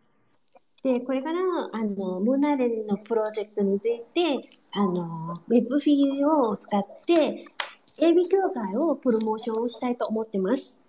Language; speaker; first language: Japanese; non-native, fluent; Chinese